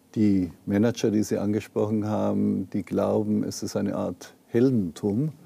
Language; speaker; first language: German; native; German